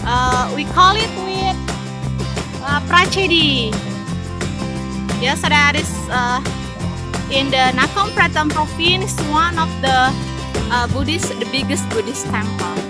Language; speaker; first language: English; non-native, local second language; Indonesian